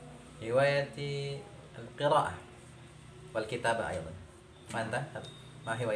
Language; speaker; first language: Arabic; non-native, learner; Indonesian